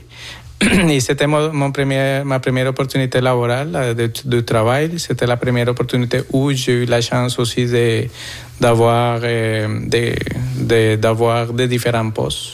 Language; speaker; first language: French; non-native, fluent; Spanish